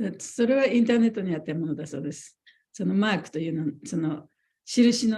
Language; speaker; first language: Japanese; native; Japanese